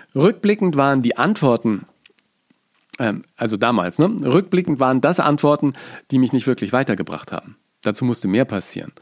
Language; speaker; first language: German; native; German